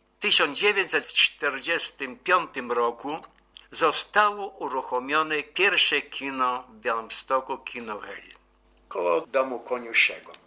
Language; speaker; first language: Polish; native; Polish